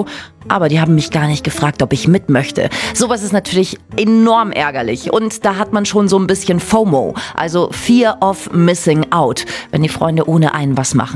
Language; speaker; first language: German; native; German